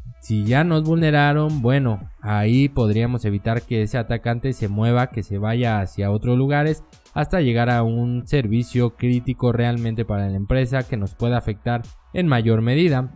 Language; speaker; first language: Spanish; native; Spanish